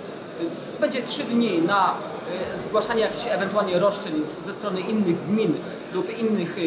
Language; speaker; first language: Polish; native; Polish